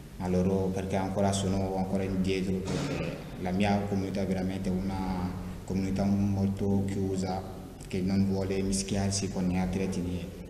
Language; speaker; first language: Italian; non-native, fluent; Dyula